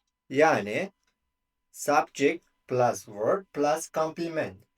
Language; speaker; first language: English; non-native, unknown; Turkish